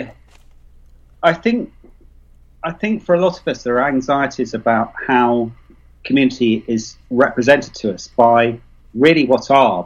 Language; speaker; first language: English; native; English